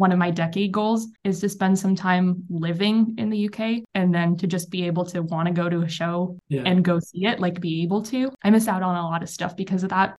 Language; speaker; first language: English; non-native, fluent; Hebrew